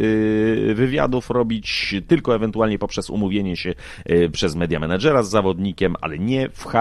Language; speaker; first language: Polish; native; Polish